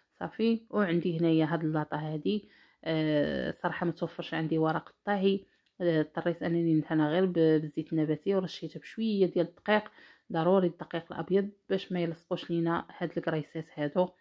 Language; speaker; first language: Arabic; native; Arabic